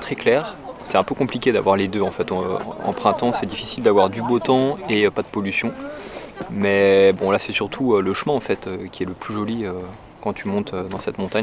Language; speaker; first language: French; native; French